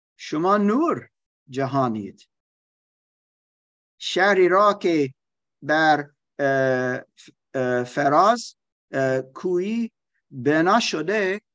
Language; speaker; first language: Persian; non-native, learner; German